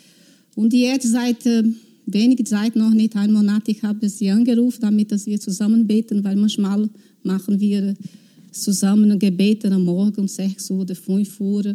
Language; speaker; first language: German; non-native, learner; Portuguese